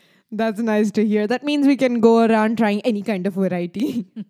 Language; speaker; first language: English; non-native, local second language; Marathi